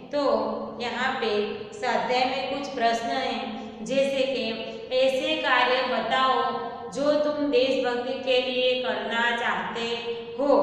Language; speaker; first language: Hindi; non-native, local second language; Gujarati